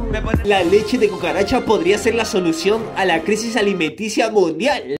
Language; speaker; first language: Spanish; native; Spanish